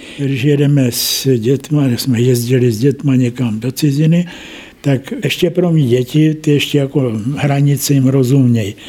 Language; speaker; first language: Czech; native; Czech